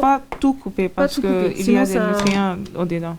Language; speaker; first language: French; non-native, learner; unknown